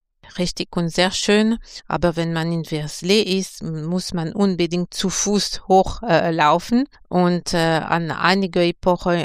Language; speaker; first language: German; non-native, fluent; French